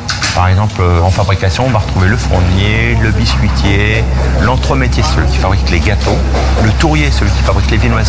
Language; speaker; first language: French; native; French